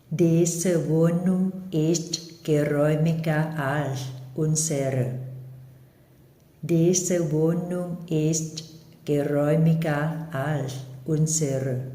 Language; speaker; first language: German; non-native, fluent; Thai